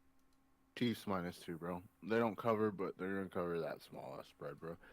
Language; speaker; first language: English; native; English